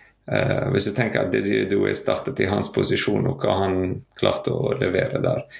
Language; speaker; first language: Norwegian; non-native, fluent; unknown